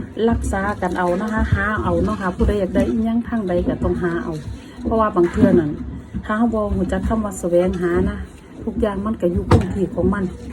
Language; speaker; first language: Thai; non-native, local second language; Northeastern Thai